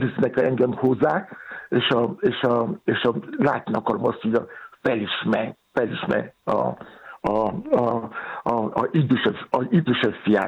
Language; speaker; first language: Hungarian; non-native, learner; Yoruba